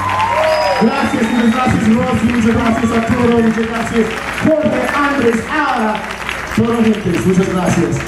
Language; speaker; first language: Spanish; non-native, learner; English